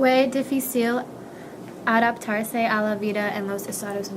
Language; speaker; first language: Spanish; non-native, learner; English